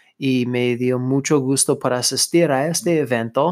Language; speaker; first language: Spanish; non-native, fluent; English